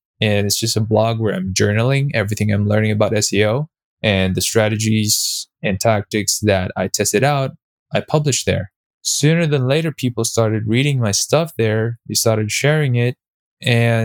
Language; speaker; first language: English; non-native, local second language; Filipino